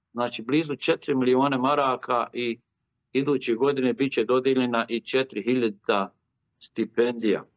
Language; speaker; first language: Bosnian; native; Bosnian